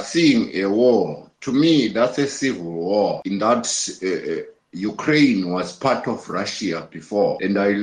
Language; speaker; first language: English; non-native, local second language; North Ndebele